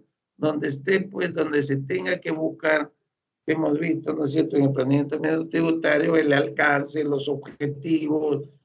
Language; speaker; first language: Spanish; native; Spanish